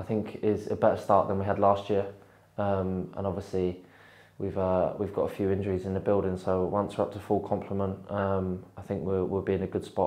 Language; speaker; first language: English; native; English